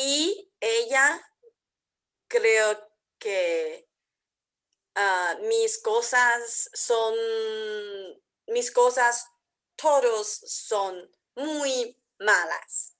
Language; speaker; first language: Spanish; non-native, learner; English